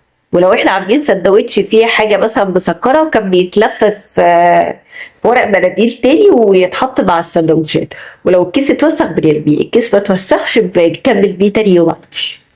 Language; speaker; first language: Arabic; native; Arabic